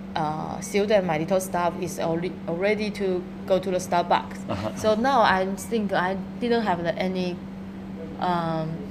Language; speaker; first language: English; non-native, learner; Chinese